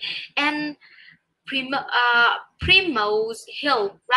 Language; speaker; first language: English; non-native, learner; Vietnamese